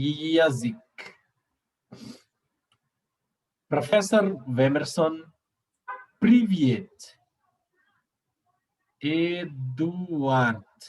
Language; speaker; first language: Russian; non-native, learner; Portuguese